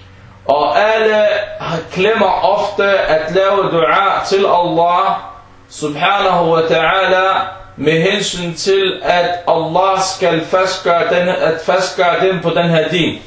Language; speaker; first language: Danish; early bilingual, other home language; Arabic